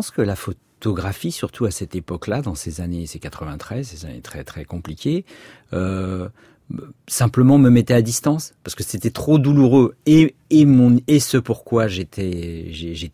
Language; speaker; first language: French; native; French